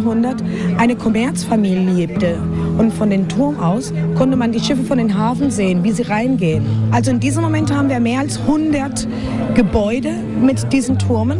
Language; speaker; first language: German; non-native, fluent; Spanish